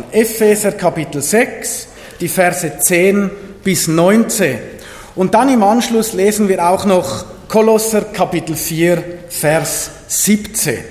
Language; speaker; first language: German; native; German